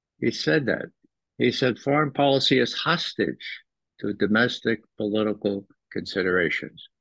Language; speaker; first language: English; native; English